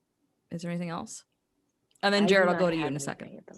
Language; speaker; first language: English; native; English